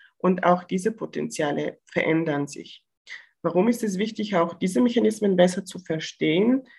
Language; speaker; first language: German; non-native, fluent; Bulgarian